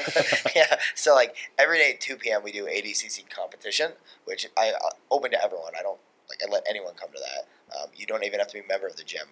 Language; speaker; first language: English; native; English